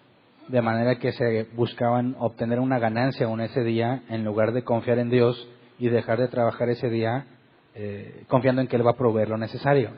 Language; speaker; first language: Spanish; native; Spanish